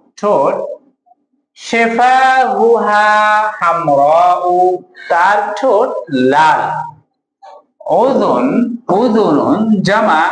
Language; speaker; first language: Bangla; native; Bangla